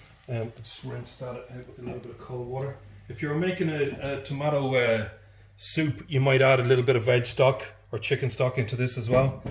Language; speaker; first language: English; native; English